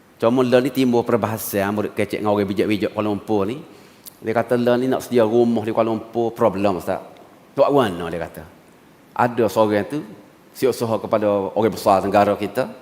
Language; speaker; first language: Malay; native; Malay